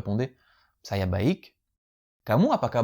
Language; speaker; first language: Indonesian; non-native, fluent; French